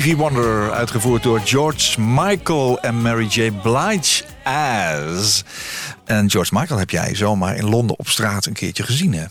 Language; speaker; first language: Dutch; native; Dutch